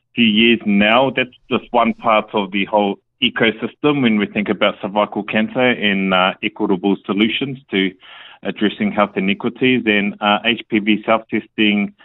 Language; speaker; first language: English; native; English